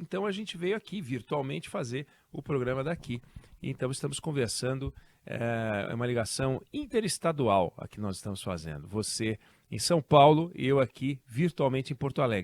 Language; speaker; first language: Portuguese; native; Portuguese